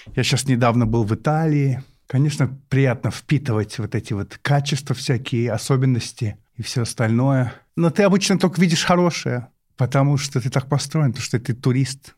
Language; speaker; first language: Russian; non-native, fluent; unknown